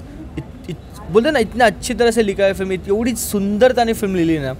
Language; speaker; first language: Hindi; non-native, local second language; Marathi